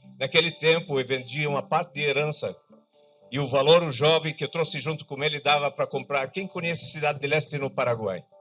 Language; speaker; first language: Portuguese; non-native, fluent; Arabic